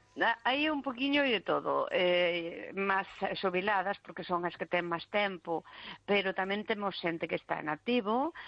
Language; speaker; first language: Galician; non-native, local second language; Spanish